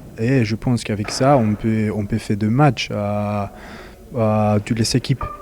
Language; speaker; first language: French; non-native, fluent; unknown